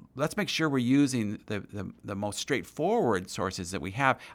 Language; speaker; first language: English; native; English